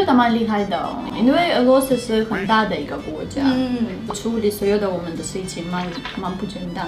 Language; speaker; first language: Chinese; non-native, fluent; Russian